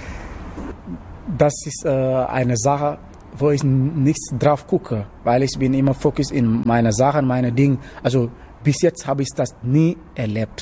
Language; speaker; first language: German; non-native, learner; Wolof